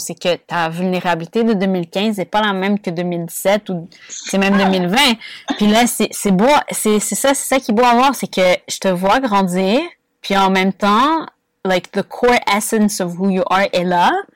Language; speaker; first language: French; native; French